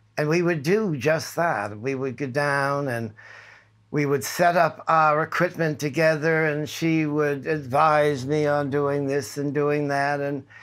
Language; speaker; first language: English; native; English